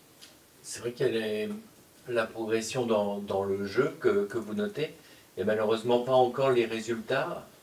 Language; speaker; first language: French; native; French